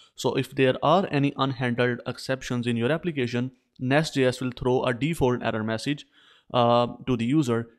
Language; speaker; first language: English; non-native, local second language; Urdu